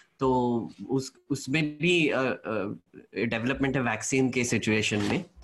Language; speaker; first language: Hindi; non-native, local second language; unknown